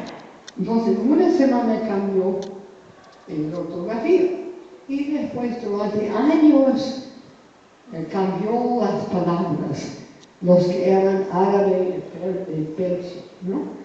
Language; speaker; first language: Spanish; non-native, fluent; English